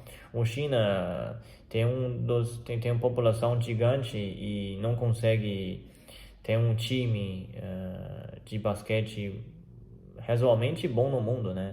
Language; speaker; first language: Portuguese; non-native, learner; Chinese